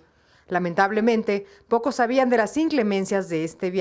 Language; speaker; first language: Spanish; native; Spanish